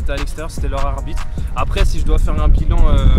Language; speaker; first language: French; native; French